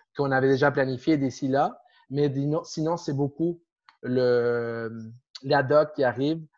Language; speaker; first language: French; non-native, fluent; Spanish